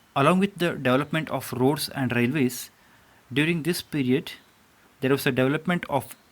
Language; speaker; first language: English; non-native, local second language; Kannada